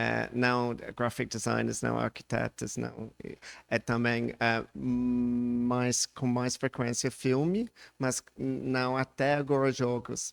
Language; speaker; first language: Portuguese; non-native, learner; English